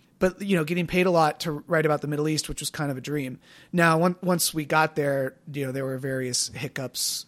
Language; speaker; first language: English; native; English